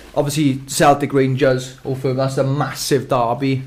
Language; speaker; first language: English; native; English